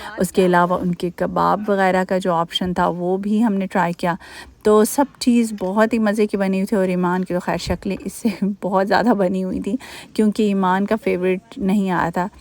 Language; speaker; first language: Urdu; native; Urdu